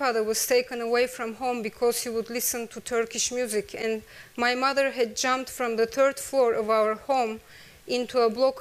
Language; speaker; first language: English; non-native, fluent; Turkish